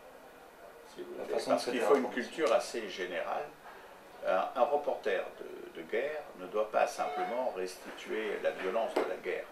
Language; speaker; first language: French; native; French